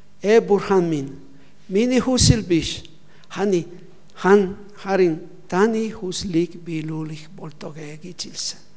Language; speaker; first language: Mongolian; non-native, learner; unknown